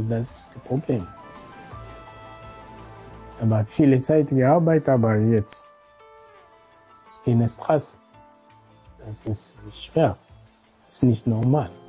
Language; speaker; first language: German; non-native, learner; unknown